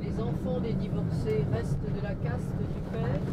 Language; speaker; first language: French; native; French